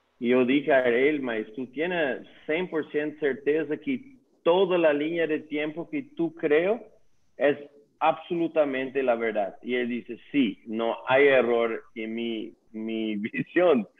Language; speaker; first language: Spanish; non-native, learner; Dutch